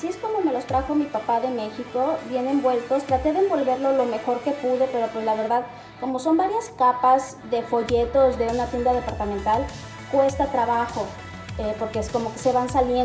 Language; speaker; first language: Spanish; native; Spanish